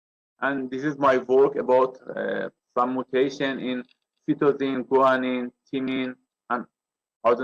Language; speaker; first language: English; non-native, learner; Persian